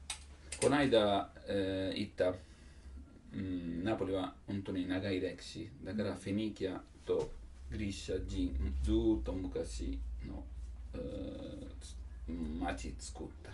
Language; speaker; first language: Japanese; non-native, learner; Italian